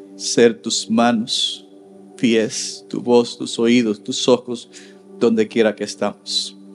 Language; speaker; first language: Spanish; native; Spanish